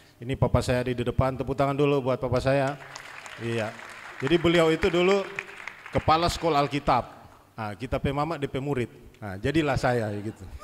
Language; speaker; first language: Indonesian; native; Indonesian